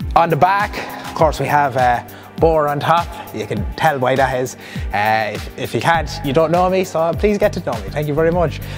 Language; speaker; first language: English; native; English